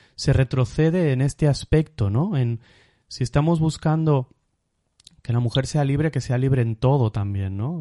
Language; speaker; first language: Spanish; native; Spanish